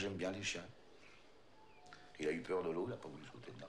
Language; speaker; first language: French; native; French